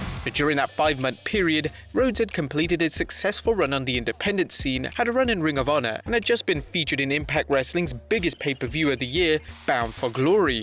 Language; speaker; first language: English; native; English